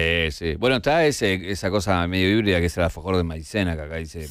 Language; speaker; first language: Spanish; native; Spanish